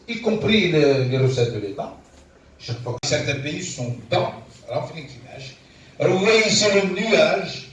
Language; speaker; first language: French; non-native, local second language; Arabic